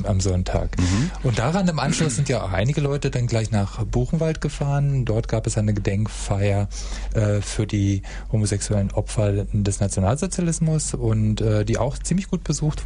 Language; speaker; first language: German; native; German